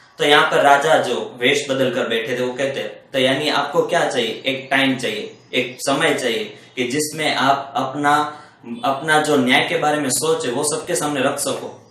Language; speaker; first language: Hindi; non-native, local second language; Gujarati